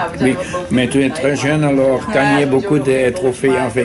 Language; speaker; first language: French; non-native, learner; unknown